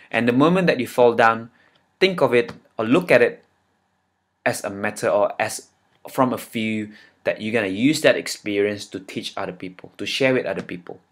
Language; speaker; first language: English; non-native, fluent; Indonesian